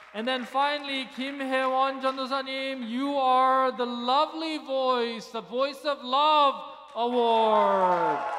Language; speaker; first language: English; early bilingual, other home language; Korean